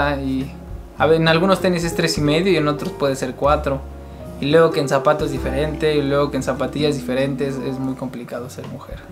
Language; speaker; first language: Spanish; native; Spanish